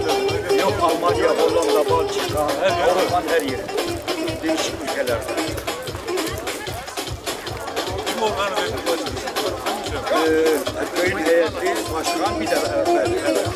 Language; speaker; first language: Turkish; non-native, local second language; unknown